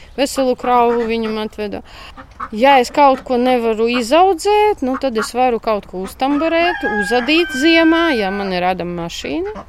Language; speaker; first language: Latvian; non-native, local second language; Russian